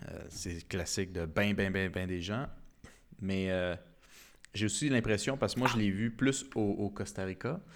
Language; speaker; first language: French; native; French